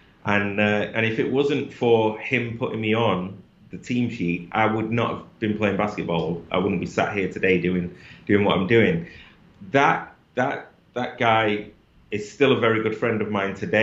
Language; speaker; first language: English; native; English